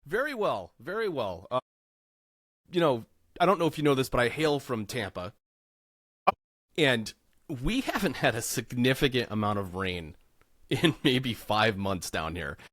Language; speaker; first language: English; native; English